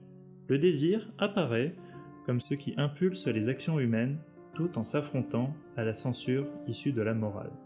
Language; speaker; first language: French; native; French